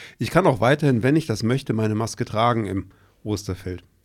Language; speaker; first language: German; native; German